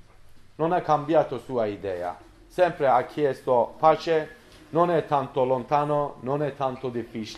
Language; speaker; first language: Italian; non-native, learner; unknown